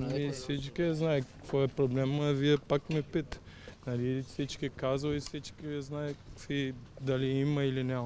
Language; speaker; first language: Bulgarian; non-native, fluent; Portuguese